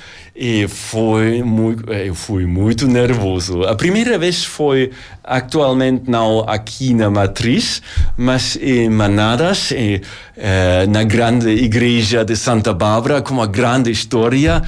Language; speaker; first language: Portuguese; non-native, learner; German